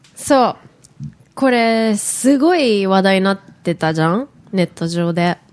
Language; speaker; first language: Japanese; native; Japanese